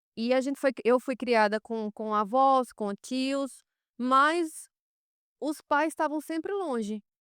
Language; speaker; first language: Portuguese; native; Portuguese